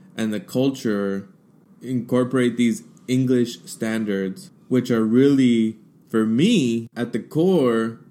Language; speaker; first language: English; early bilingual, other home language; Spanish